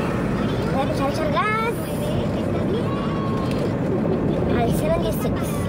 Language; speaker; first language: Spanish; native; Spanish